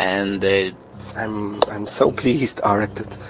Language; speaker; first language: English; non-native, learner; Polish